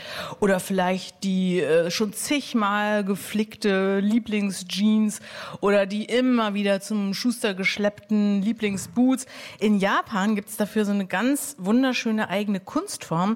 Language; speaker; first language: German; native; German